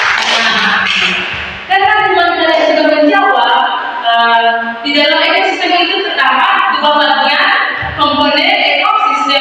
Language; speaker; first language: Indonesian; native; Indonesian